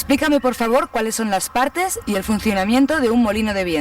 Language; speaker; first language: Spanish; native; Spanish